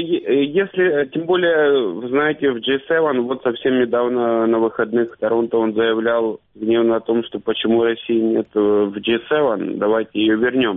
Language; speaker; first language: Russian; native; Russian